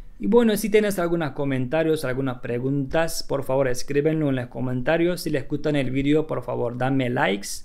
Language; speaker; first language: Spanish; non-native, fluent; Turkish